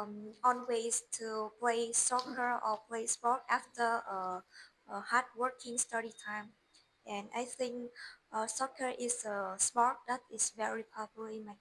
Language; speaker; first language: English; non-native, learner; Vietnamese